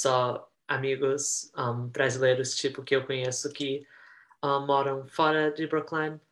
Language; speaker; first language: Portuguese; early bilingual, heritage; Portuguese